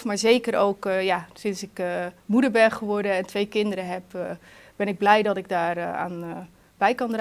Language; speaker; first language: Dutch; native; Dutch